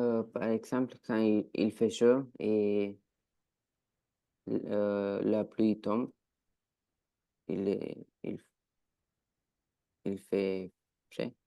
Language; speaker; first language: French; non-native, learner; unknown